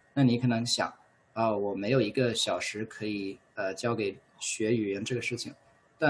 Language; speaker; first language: Chinese; non-native, fluent; English